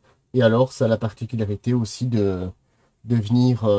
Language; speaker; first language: French; native; French